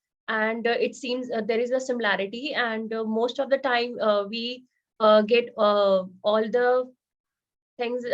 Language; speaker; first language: English; non-native, learner; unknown